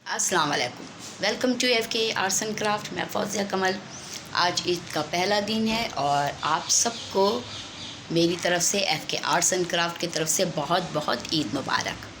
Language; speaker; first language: Urdu; native; Urdu